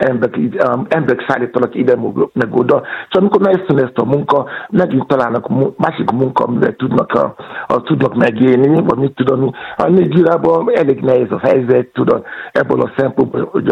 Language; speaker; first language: Hungarian; non-native, fluent; Yoruba